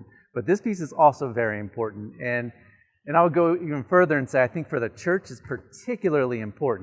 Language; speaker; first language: English; native; English